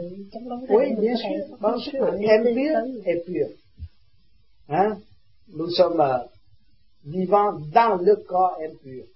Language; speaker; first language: French; non-native, learner; Vietnamese